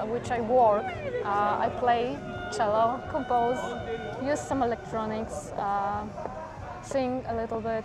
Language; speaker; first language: English; non-native, fluent; Polish